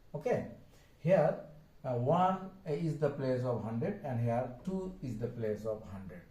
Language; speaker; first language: English; non-native, local second language; Bangla